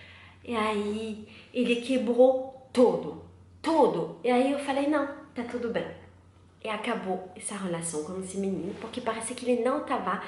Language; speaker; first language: Portuguese; non-native, learner; French